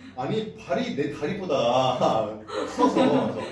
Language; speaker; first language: Korean; non-native, fluent; French